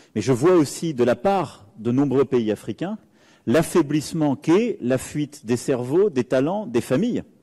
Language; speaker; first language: French; native; French